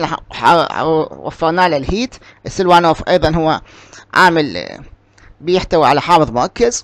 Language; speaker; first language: Arabic; native; Arabic